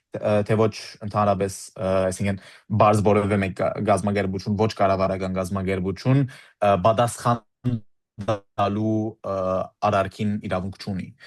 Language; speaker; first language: Armenian; early bilingual, heritage; Armenian